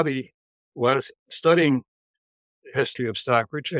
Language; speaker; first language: English; native; English